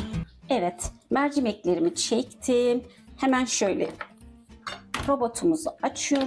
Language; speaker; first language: Turkish; native; Turkish